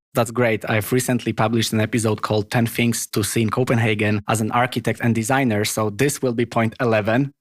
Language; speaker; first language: English; non-native, fluent; Polish